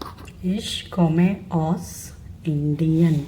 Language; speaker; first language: German; non-native, learner; Tamil